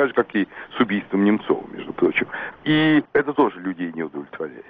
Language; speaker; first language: Russian; native; Russian